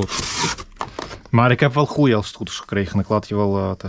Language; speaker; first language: Dutch; non-native, fluent; Russian